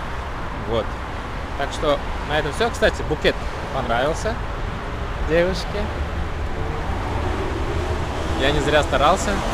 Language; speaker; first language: Russian; non-native, local second language; Uzbek